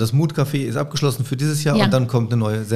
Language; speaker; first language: German; native; German